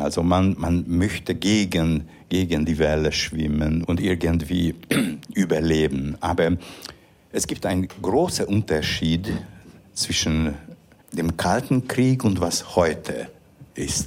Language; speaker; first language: German; non-native, fluent; Hungarian